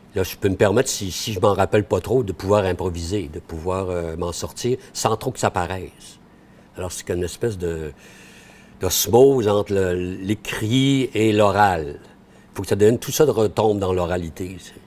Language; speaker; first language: French; native; French